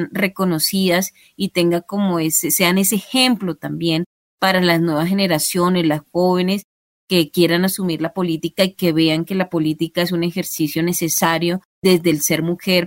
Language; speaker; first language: Spanish; native; Spanish